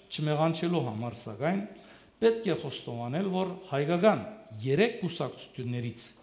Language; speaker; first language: Armenian; early bilingual, heritage; French